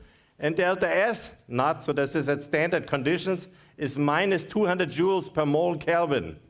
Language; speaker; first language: English; non-native, fluent; German